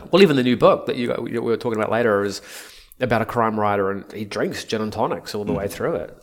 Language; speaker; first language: English; native; English